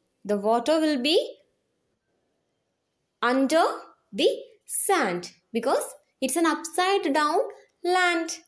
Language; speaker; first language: English; non-native, local second language; Malayalam